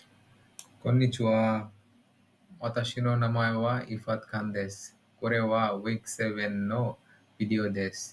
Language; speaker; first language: Japanese; non-native, learner; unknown